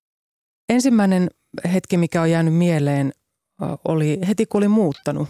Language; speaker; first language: Finnish; native; Finnish